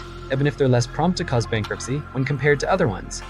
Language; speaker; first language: English; native; English